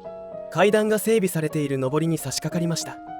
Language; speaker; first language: Japanese; native; Japanese